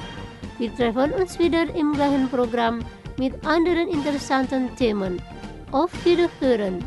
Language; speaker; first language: German; non-native, fluent; Indonesian